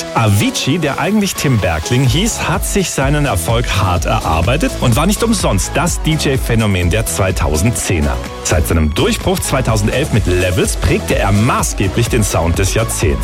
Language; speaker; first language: German; native; German